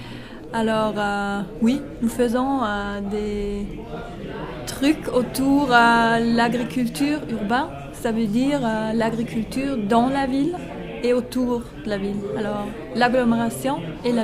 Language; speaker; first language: French; non-native, local second language; German